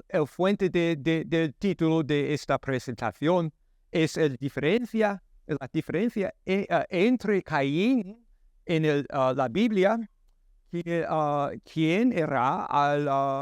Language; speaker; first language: Spanish; non-native, learner; English